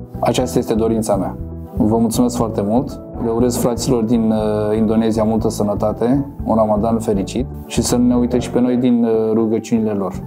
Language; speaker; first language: Romanian; non-native, local second language; Crimean Tatar